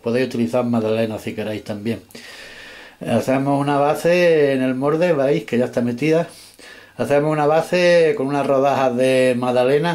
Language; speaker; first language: Spanish; native; Spanish